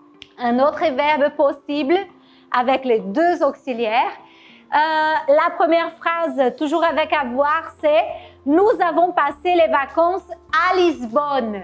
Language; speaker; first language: French; non-native, fluent; Portuguese